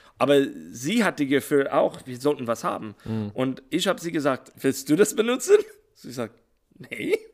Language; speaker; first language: German; non-native, learner; English